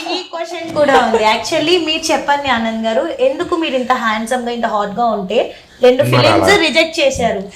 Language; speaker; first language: Telugu; native; Telugu